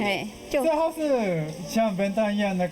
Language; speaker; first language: Chinese; non-native, fluent; Japanese